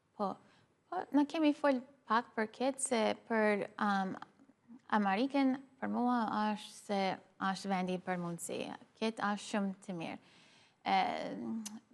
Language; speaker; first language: Albanian; early bilingual, heritage; Albanian